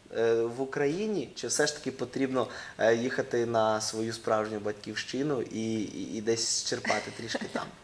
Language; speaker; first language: Ukrainian; native; Ukrainian